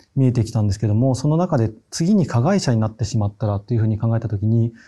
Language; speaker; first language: Japanese; native; Japanese